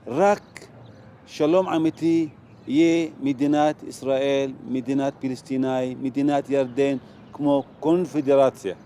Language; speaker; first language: Hebrew; non-native, local second language; Arabic